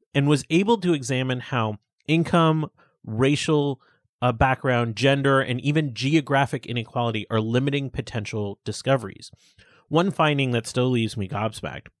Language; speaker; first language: English; early bilingual, other home language; Hindi